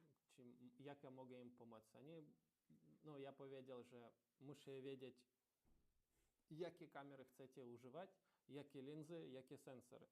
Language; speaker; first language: Polish; non-native, learner; Ukrainian